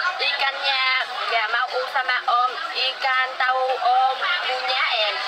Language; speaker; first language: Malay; non-native, learner; Vietnamese